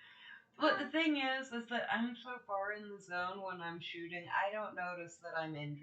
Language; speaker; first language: English; native; English